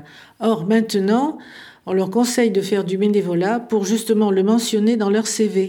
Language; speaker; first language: French; native; French